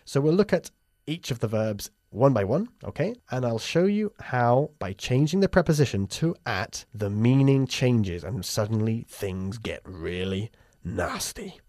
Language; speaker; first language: English; native; English